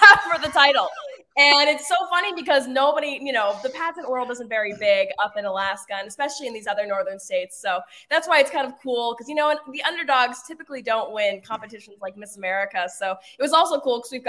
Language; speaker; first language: English; native; English